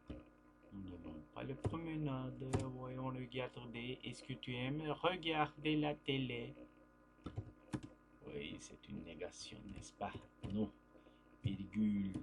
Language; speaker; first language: French; non-native, fluent; Turkish